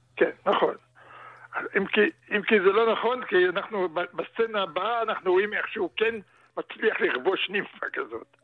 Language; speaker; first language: Hebrew; early bilingual, other home language; Russian